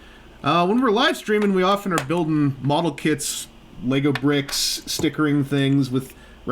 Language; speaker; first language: English; native; English